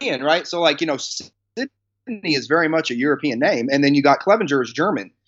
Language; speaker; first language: English; native; English